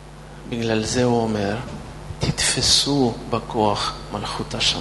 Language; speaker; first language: Hebrew; non-native, fluent; Russian